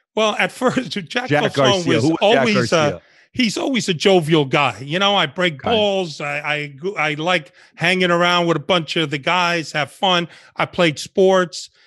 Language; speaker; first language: English; early bilingual, other home language; Spanish